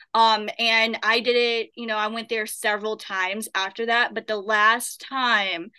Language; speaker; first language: English; native; English